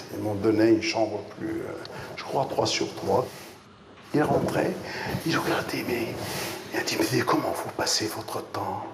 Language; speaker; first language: French; non-native, local second language; Arabic